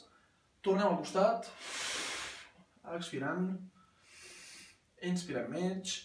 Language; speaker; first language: Catalan; native; Catalan